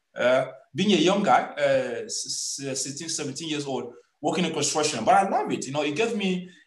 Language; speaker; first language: English; non-native, local second language; Igbo